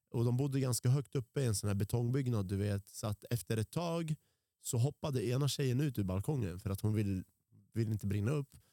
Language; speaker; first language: Swedish; early bilingual, other home language; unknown